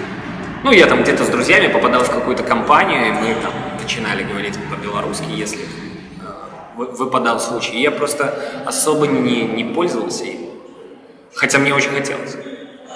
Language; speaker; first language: Russian; native; Russian